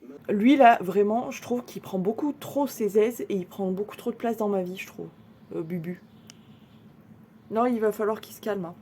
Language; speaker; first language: French; native; French